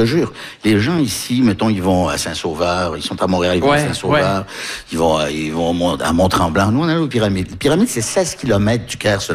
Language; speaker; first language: French; native; French